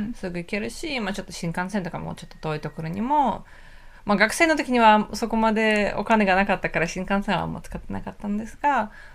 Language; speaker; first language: Japanese; non-native, fluent; Russian